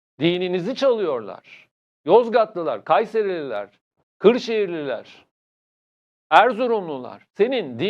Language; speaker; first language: Turkish; native; Turkish